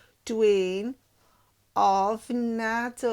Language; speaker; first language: Welsh; non-native, local second language; English